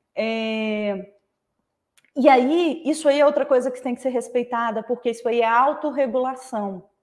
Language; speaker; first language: Portuguese; native; Portuguese